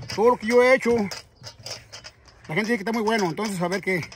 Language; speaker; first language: Spanish; native; Spanish